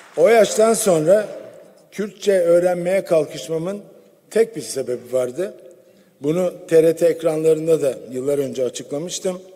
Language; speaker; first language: Turkish; native; Turkish